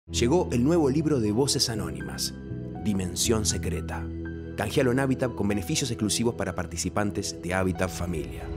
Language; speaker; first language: Spanish; native; Spanish